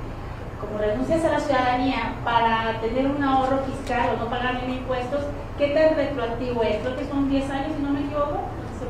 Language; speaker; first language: Spanish; native; Spanish